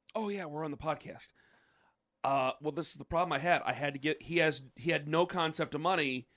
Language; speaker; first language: English; native; English